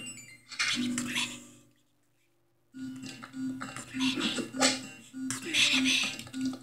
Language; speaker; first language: Bulgarian; native; Bulgarian